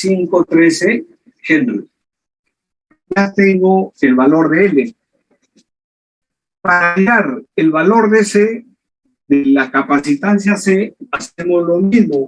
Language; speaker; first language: Spanish; native; Spanish